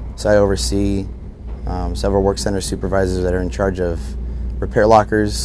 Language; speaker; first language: English; native; English